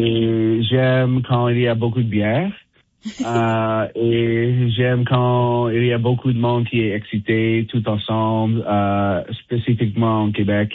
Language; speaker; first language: French; non-native, learner; English